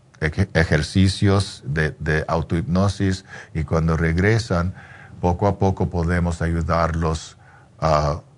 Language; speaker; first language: Spanish; early bilingual, heritage; English